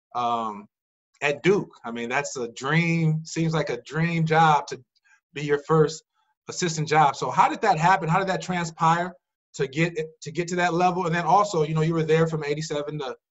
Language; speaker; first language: English; native; English